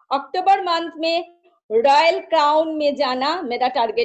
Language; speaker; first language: Hindi; non-native, local second language; Bangla